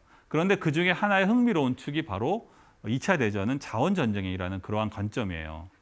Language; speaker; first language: Korean; native; Korean